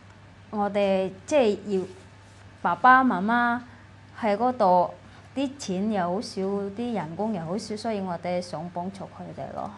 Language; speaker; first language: Cantonese; non-native, fluent; Indonesian